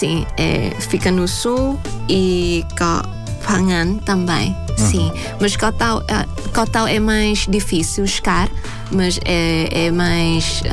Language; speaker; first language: Portuguese; non-native, fluent; Thai